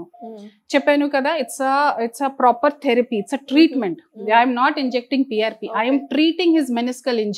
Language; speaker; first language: Telugu; non-native, fluent; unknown